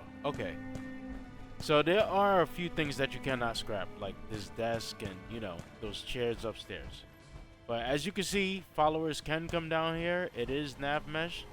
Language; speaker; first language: English; native; English